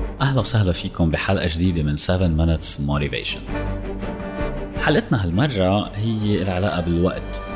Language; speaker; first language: Arabic; native; Arabic